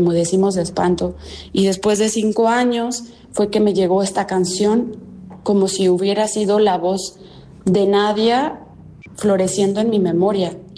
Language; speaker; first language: Spanish; native; Spanish